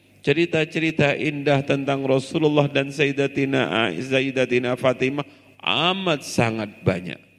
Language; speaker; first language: Indonesian; non-native, local second language; Javanese